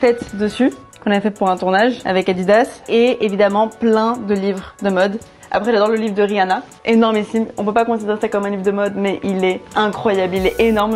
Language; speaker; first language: French; native; French